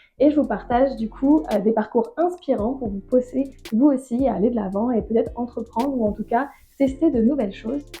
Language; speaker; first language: French; native; French